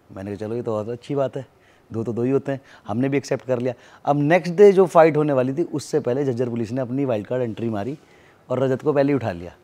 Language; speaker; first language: Hindi; native; Hindi